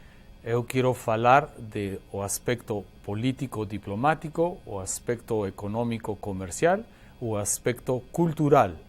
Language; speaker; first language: Portuguese; non-native, learner; Spanish